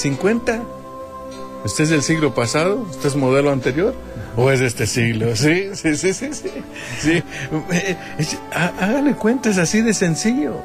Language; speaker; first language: Spanish; native; Spanish